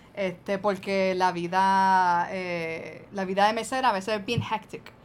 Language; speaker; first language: Spanish; early bilingual, heritage; Spanish